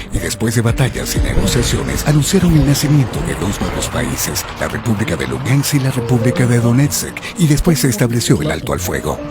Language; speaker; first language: Spanish; native; Spanish